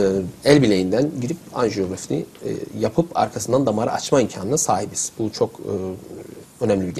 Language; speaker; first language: Turkish; native; Turkish